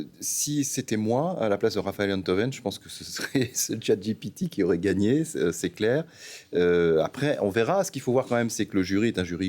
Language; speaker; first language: French; native; French